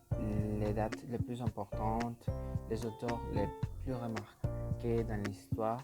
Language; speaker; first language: French; non-native, learner; Spanish